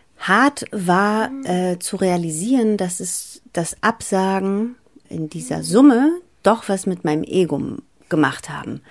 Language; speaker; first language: German; early bilingual, other home language; Greek